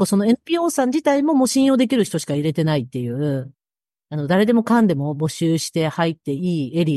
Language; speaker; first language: Japanese; native; Japanese